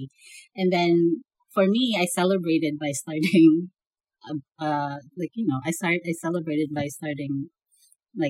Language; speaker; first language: English; non-native, local second language; Bikol